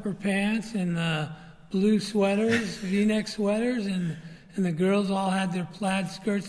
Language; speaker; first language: English; native; English